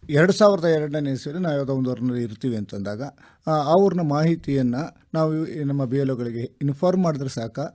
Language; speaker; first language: Kannada; native; Kannada